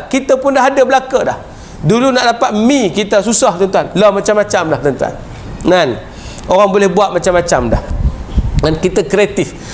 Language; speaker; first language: Malay; native; Malay